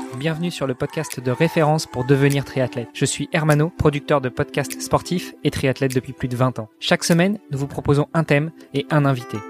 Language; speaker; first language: French; non-native, fluent; Italian